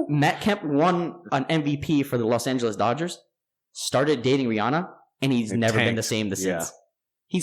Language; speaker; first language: English; native; English